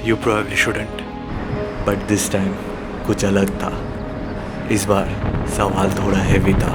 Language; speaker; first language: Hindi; non-native, local second language; Bangla